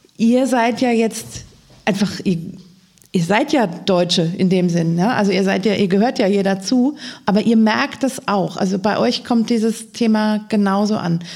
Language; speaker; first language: German; native; German